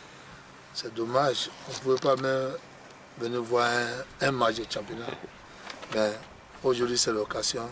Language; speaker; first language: French; non-native, learner; English